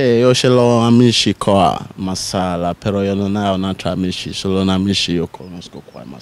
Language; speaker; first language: Italian; non-native, learner; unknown